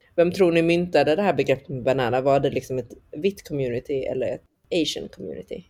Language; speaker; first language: Swedish; early bilingual, other home language; Chinese